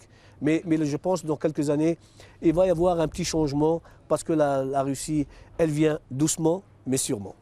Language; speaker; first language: French; non-native, local second language; Arabic